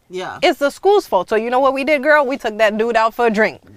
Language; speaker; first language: English; early bilingual, other home language; Haitian Creole